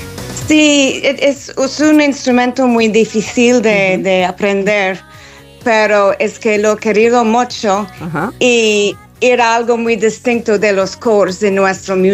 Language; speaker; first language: Spanish; non-native, learner; English